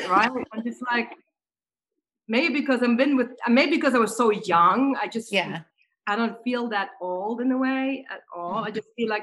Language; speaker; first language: English; non-native, fluent; Dutch